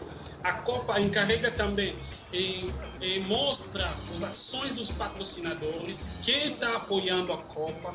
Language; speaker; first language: Portuguese; non-native, fluent; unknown